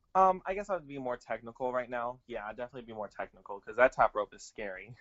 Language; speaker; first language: English; native; English